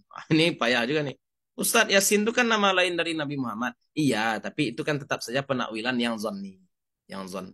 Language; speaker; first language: Indonesian; non-native, local second language; Minangkabau